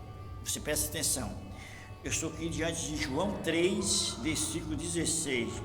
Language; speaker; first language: Portuguese; native; Portuguese